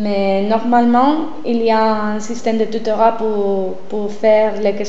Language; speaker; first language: French; non-native, learner; Spanish